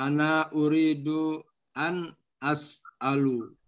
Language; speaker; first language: Arabic; non-native, learner; Indonesian